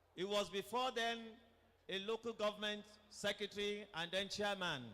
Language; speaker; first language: English; non-native, local second language; Yoruba